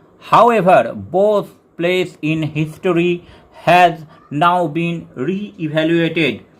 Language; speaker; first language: English; non-native, local second language; Bangla